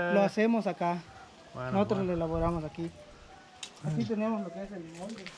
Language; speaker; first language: Spanish; native; Spanish